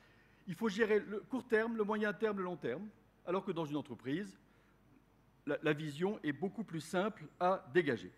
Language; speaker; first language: French; native; French